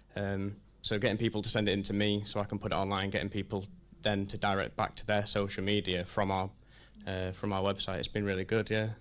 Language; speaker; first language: English; native; English